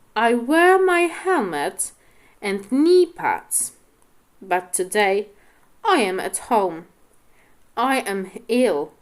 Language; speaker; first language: English; non-native, fluent; Polish